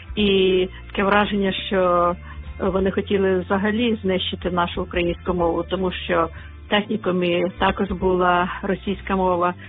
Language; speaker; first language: Ukrainian; native; Ukrainian